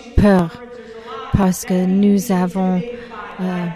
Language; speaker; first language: French; non-native, learner; English